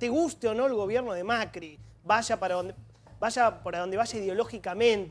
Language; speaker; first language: Spanish; native; Spanish